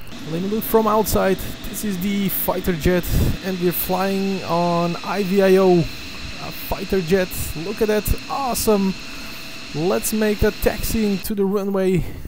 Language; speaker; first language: English; non-native, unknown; Turkish